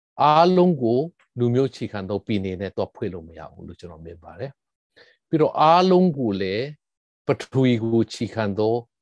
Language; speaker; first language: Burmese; non-native, local second language; Hakha Chin